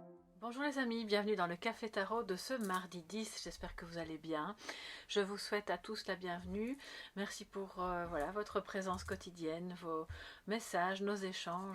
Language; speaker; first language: French; native; French